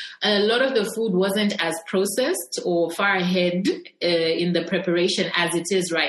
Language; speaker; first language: English; non-native, local second language; Bemba